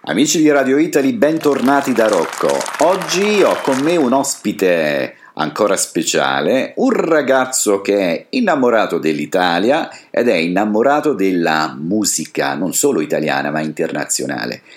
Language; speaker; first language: Italian; native; Italian